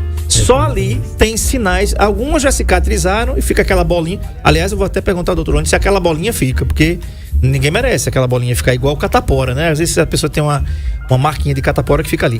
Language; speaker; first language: Portuguese; native; Portuguese